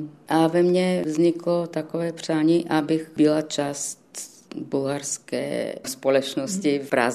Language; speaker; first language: Czech; non-native, fluent; Bulgarian